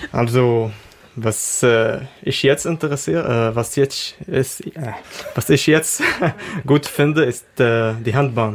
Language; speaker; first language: German; non-native, learner; Arabic